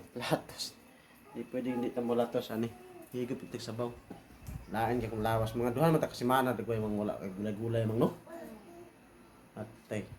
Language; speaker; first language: Filipino; non-native, local second language; Cebuano